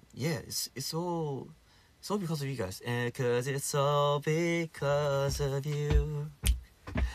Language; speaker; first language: English; early bilingual, other home language; Korean